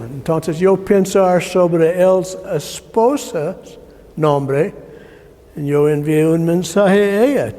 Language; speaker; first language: Spanish; non-native, learner; English